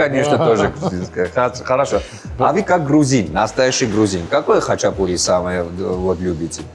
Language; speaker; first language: Russian; non-native, fluent; Armenian